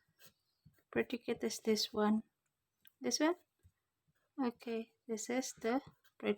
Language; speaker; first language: English; non-native, fluent; Indonesian